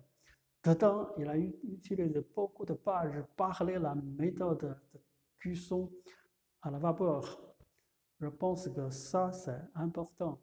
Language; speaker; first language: French; non-native, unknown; Chinese